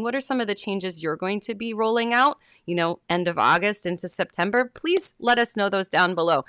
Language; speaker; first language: English; native; English